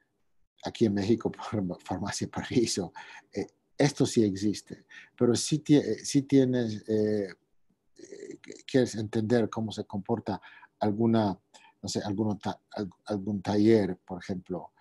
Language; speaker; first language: Spanish; non-native, fluent; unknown